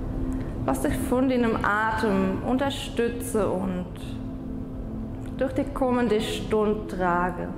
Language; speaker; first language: German; non-native, fluent; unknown